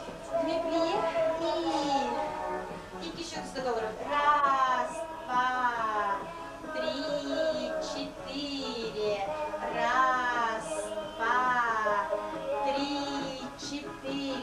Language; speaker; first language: Russian; non-native, local second language; Yakut